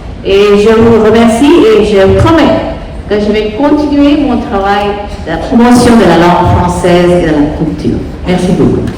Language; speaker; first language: French; non-native, fluent; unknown